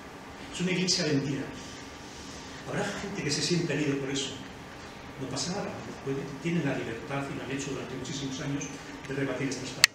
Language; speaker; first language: Spanish; native; Spanish